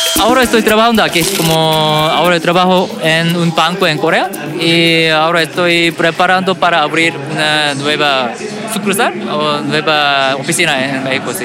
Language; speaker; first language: Spanish; non-native, learner; Korean